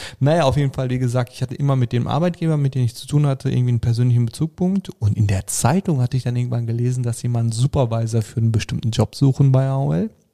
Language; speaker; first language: German; early bilingual, other home language; Turkish